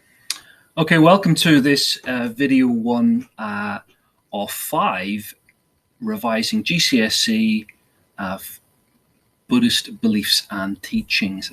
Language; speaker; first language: English; native; English